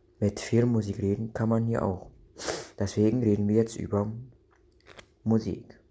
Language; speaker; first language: German; non-native, local second language; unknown